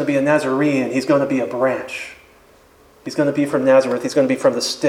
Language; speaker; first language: English; native; English